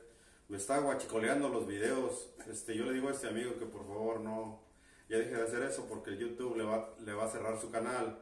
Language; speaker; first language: Spanish; native; Spanish